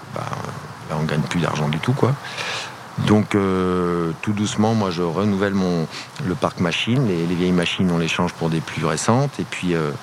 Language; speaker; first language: French; native; French